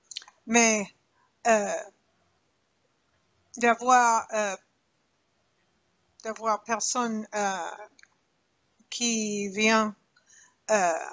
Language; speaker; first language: French; non-native, learner; English